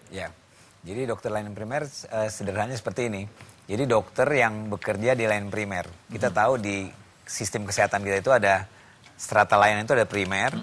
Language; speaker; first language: Indonesian; native; Indonesian